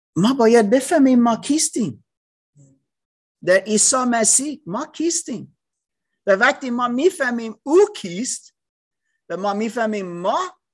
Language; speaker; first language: Persian; non-native, learner; English